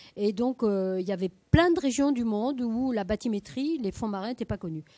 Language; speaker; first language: French; native; French